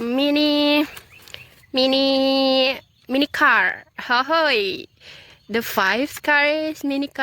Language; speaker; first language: English; non-native, learner; Indonesian